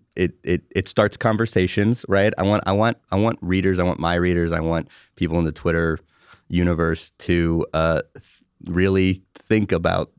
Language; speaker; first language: English; native; English